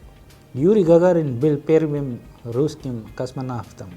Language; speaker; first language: Russian; non-native, fluent; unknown